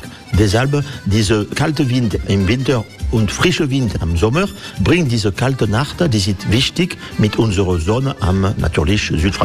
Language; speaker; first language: German; non-native, fluent; French